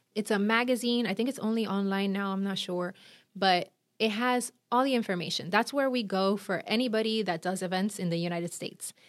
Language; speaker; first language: English; non-native, fluent; Spanish